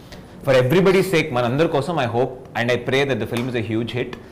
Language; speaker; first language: Telugu; native; Telugu